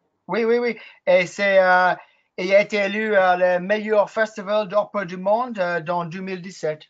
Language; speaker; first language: French; non-native, learner; English